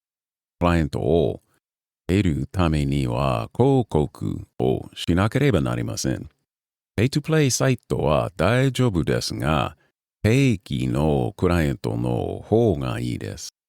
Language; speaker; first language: Japanese; non-native, learner; English